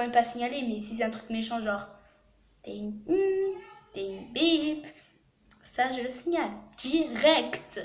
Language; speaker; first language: French; native; French